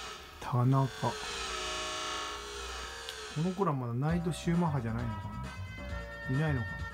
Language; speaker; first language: Japanese; native; Japanese